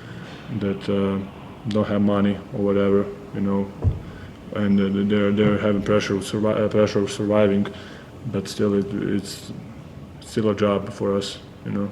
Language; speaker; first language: English; non-native, fluent; Serbian